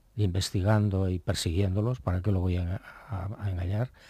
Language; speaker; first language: Spanish; native; Spanish